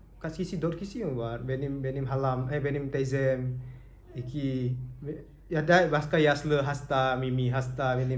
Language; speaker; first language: Turkish; non-native, learner; Indonesian